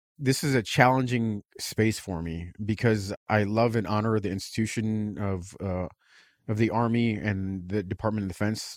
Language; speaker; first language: English; early bilingual, other home language; Russian